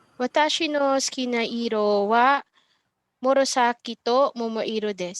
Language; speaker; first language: Japanese; non-native, learner; Filipino